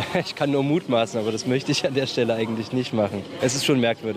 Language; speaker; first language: German; native; German